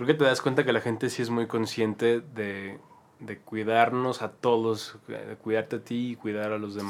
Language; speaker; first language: Spanish; native; Spanish